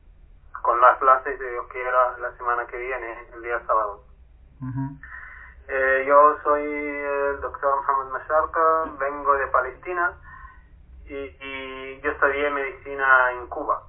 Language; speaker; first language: Spanish; non-native, fluent; Arabic